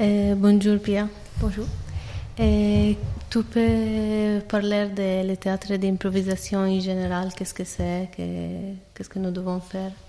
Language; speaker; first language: French; non-native, learner; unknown